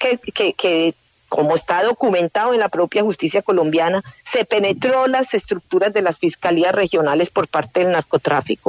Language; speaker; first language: Spanish; native; Spanish